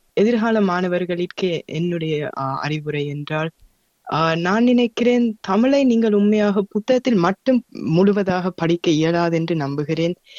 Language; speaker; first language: Tamil; early bilingual, heritage; Tamil